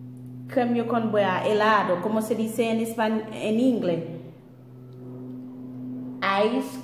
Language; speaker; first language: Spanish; non-native, learner; Haitian Creole